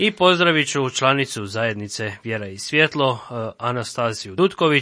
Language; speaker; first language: Serbian; native; Serbian